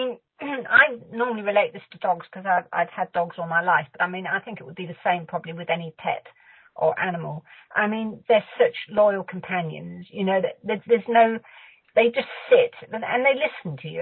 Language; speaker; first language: English; native; English